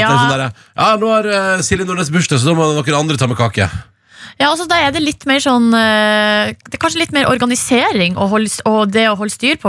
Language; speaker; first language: Norwegian; native; Norwegian